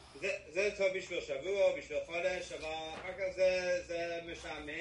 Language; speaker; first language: Hebrew; non-native, fluent; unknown